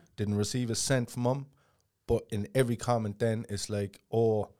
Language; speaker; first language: English; native; English